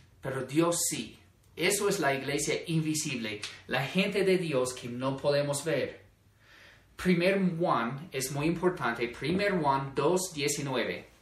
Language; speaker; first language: Spanish; non-native, fluent; English